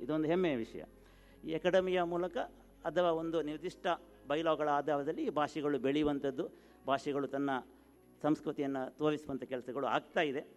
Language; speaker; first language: Kannada; non-native, local second language; Konkani